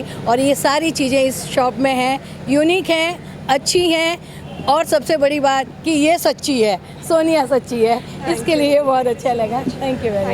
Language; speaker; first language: Hindi; native; Hindi